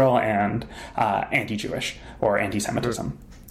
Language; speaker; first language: English; native; English